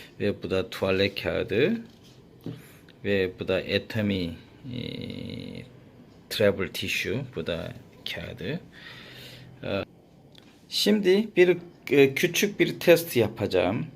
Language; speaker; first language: Turkish; non-native, learner; Korean